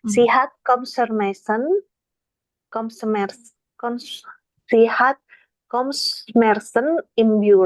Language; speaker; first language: German; non-native, learner; Indonesian